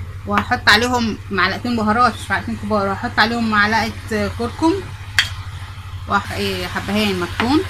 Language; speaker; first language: Arabic; native; Arabic